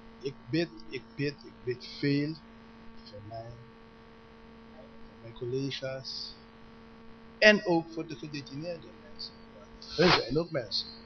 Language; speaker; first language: Dutch; non-native, learner; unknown